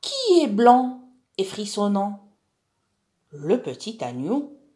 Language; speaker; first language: French; non-native, local second language; Arabic